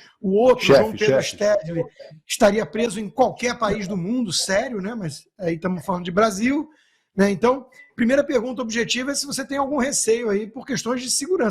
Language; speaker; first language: Portuguese; native; Portuguese